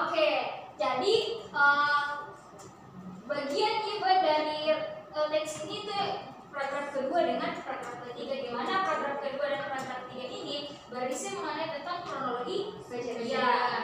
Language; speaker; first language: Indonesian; native; Indonesian